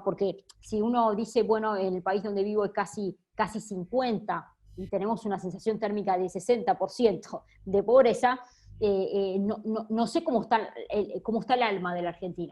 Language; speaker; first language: Spanish; native; Spanish